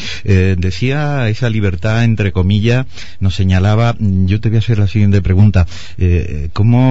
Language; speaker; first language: Spanish; native; Spanish